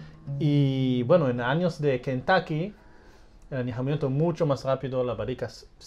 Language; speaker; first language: Spanish; early bilingual, heritage; Spanish